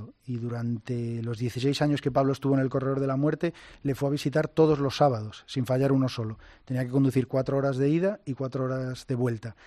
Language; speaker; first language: Spanish; native; Spanish